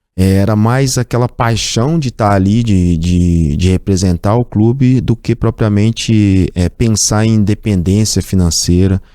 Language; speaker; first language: Portuguese; native; Portuguese